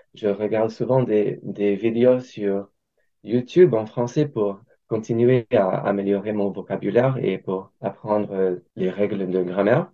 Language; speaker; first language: French; non-native, fluent; English